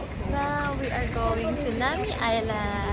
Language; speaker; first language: English; non-native, local second language; Filipino